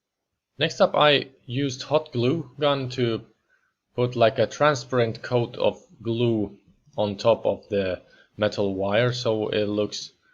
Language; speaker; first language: English; non-native, fluent; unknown